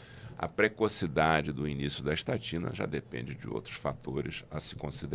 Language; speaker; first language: Portuguese; native; Portuguese